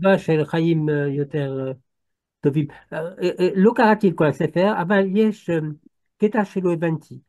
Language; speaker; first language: Hebrew; non-native, fluent; French